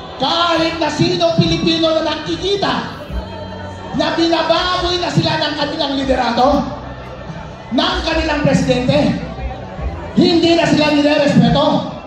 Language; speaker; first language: Filipino; non-native, local second language; Iloko